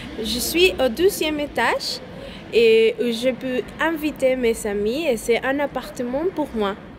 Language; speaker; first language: French; non-native, learner; Spanish